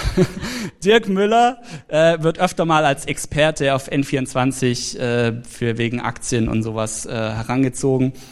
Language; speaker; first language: German; native; German